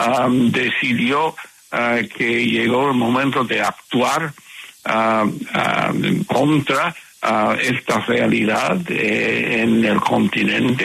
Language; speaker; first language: Spanish; non-native, fluent; English